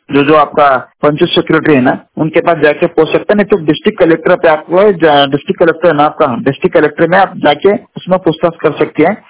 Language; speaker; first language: Hindi; non-native, local second language; Kannada